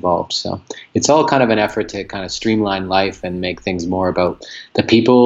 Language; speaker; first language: English; native; English